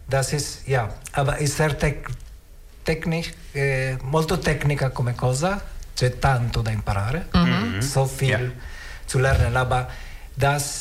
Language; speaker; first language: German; non-native, learner; Italian